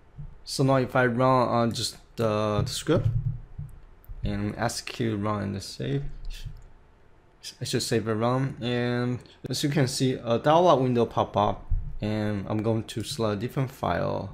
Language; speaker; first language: English; non-native, fluent; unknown